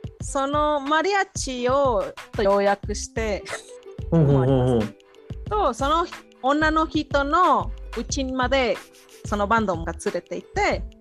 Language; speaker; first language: Japanese; non-native, fluent; Spanish